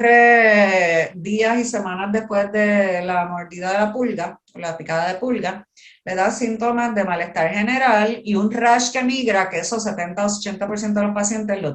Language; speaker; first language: Spanish; native; Spanish